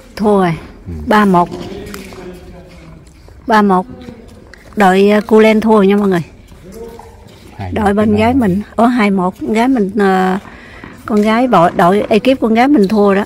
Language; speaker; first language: Vietnamese; native; Vietnamese